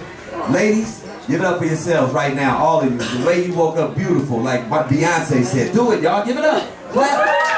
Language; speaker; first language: English; native; English